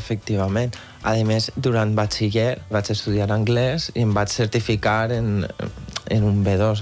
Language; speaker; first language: Catalan; non-native, local second language; Spanish